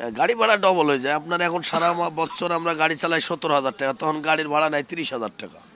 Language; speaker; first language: Bangla; native; Bangla